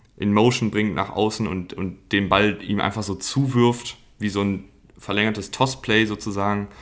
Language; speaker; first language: German; native; German